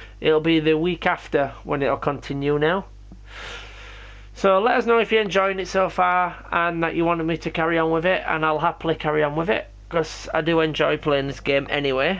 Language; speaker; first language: English; native; English